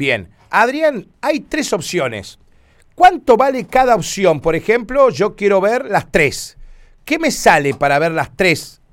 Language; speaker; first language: Spanish; native; Spanish